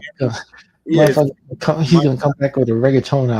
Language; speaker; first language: English; native; English